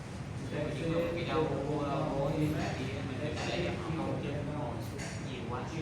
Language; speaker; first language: Vietnamese; native; Vietnamese